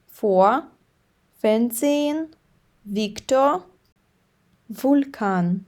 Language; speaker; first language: German; non-native, fluent; Ukrainian